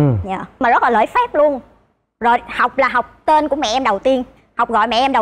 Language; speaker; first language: Vietnamese; native; Vietnamese